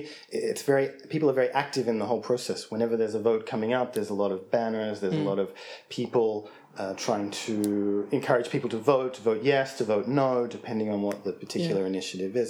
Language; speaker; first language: English; native; English